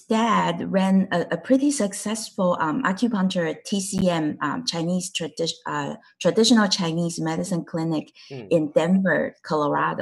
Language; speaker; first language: English; non-native, fluent; Chinese